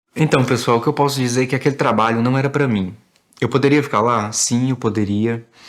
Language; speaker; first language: Portuguese; native; Portuguese